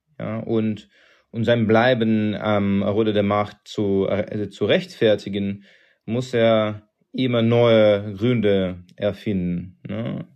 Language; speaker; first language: German; non-native, fluent; Russian